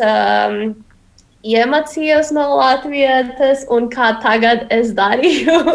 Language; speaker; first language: Latvian; non-native, learner; Spanish